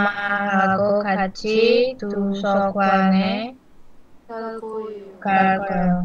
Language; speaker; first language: Korean; non-native, learner; Indonesian